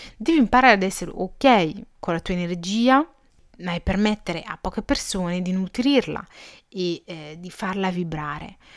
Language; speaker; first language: Italian; early bilingual, other home language; Arabic